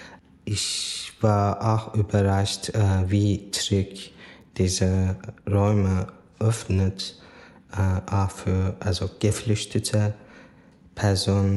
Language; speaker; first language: German; non-native, fluent; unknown